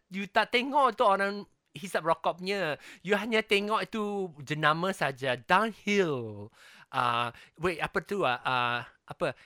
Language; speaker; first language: Malay; non-native, local second language; Chinese